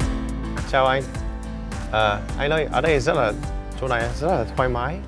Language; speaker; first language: Vietnamese; non-native, fluent; English